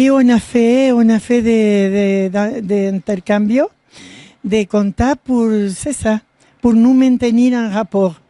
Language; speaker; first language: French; non-native, learner; Spanish